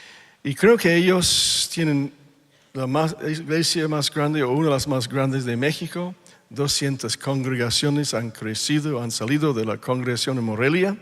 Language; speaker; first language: Spanish; non-native, fluent; English